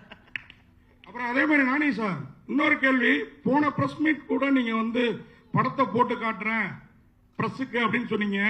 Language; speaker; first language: Tamil; native; Tamil